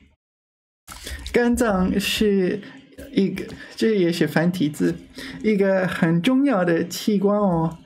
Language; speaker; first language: Chinese; non-native, learner; English